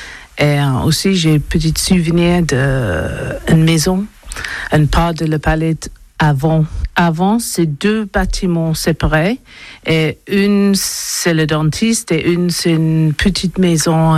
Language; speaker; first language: French; non-native, learner; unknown